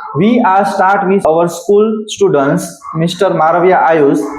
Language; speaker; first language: English; non-native, local second language; Gujarati